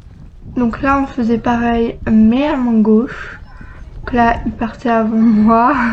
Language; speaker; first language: French; native; French